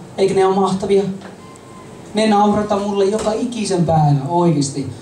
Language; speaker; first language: Finnish; non-native, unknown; English